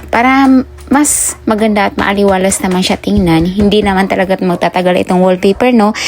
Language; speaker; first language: Filipino; non-native, local second language; Cebuano